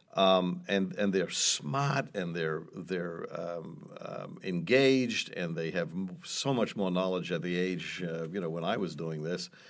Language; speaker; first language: English; native; English